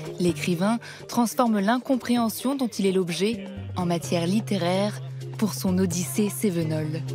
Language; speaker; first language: French; native; French